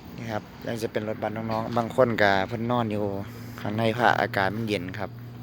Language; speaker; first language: Thai; native; Thai